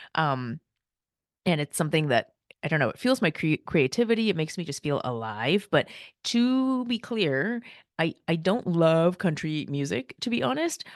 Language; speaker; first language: English; early bilingual, other home language; Korean